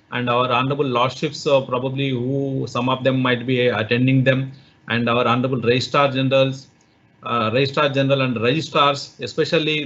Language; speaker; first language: English; non-native, local second language; Marathi